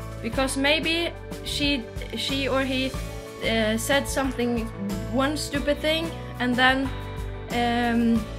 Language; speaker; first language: English; non-native, fluent; Norwegian